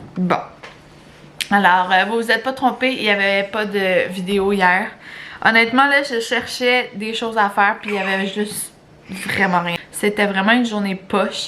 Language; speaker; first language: French; native; French